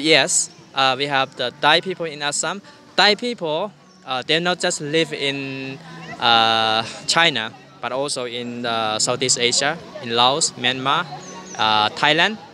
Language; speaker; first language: English; non-native, learner; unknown